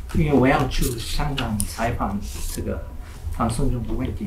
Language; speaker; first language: Chinese; non-native, learner; Japanese